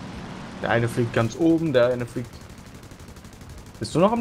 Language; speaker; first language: German; native; German